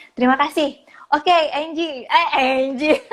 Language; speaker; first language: Indonesian; native; Indonesian